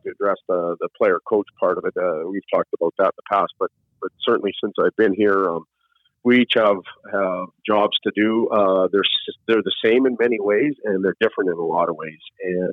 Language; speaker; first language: English; native; English